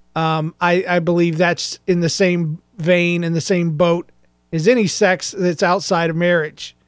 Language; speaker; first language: English; native; English